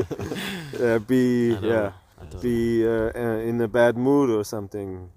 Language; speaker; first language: English; non-native, fluent; German